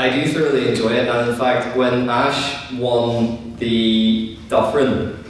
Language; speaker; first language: English; native; English